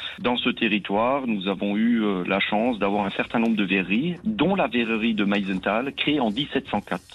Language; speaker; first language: French; native; French